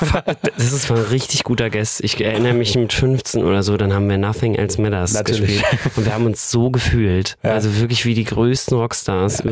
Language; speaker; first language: German; native; German